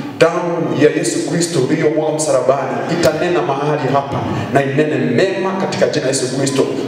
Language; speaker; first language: Swahili; non-native, local second language; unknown